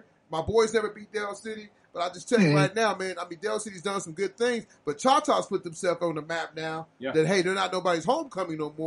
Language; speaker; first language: English; native; English